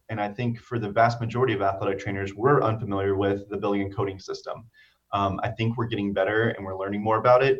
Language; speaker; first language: English; native; English